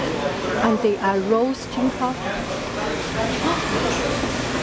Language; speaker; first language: English; non-native, learner; Chinese